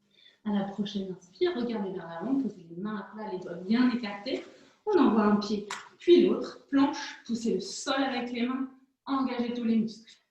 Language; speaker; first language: French; native; French